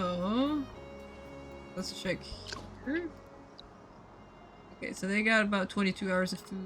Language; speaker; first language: English; native; English